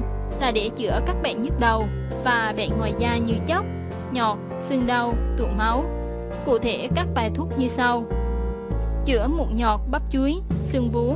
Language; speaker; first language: Vietnamese; native; Vietnamese